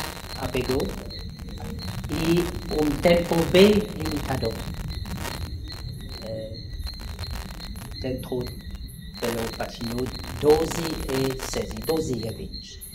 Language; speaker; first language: Portuguese; non-native, learner; French